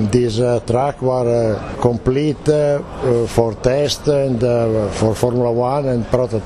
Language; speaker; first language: English; non-native, learner; Italian